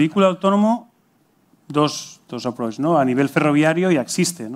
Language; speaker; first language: Spanish; native; Spanish